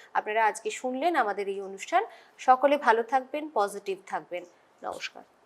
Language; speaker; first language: Bangla; native; Bangla